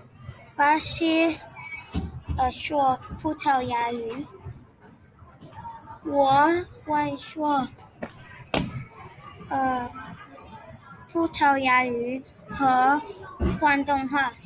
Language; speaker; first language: Chinese; non-native, learner; Portuguese